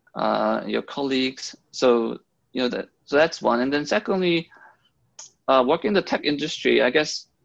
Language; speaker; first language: English; early bilingual, other home language; Korean